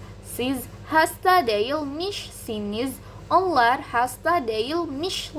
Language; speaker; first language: Turkish; non-native, learner; Indonesian